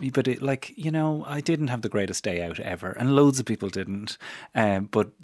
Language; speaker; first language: English; native; English